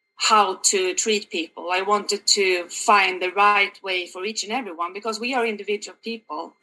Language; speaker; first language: English; non-native, fluent; Swedish